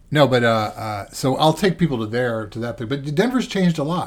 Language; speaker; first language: English; native; English